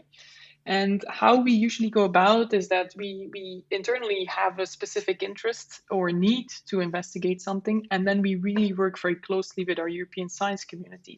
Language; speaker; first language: English; non-native, fluent; Dutch